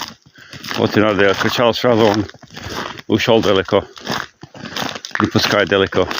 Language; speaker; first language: Russian; non-native, learner; English